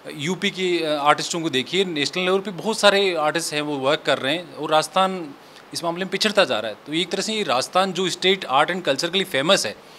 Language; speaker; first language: Hindi; native; Hindi